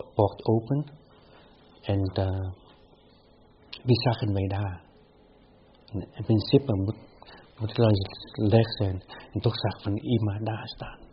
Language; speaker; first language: Dutch; non-native, fluent; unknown